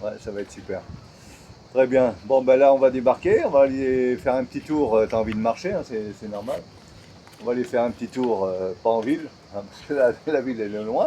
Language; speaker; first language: French; native; French